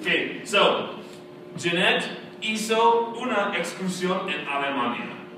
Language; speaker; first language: Spanish; non-native, fluent; English